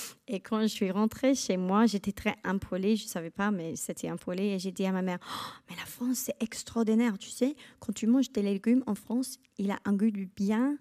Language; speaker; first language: French; non-native, learner; English